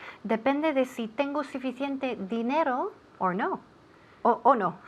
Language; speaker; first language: Spanish; non-native, fluent; English